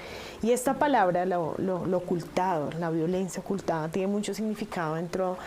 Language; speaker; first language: Spanish; native; Spanish